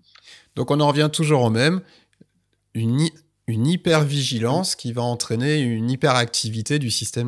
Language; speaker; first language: French; native; French